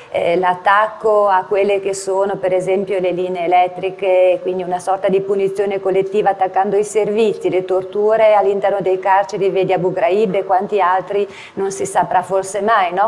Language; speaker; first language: Italian; native; Italian